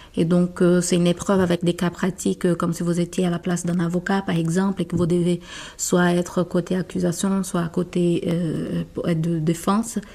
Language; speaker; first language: French; non-native, fluent; Portuguese